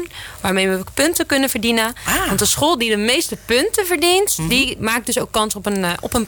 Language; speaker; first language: Dutch; native; Dutch